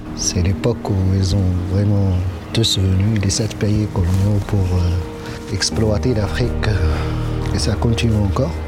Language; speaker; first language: French; non-native, local second language; Arabic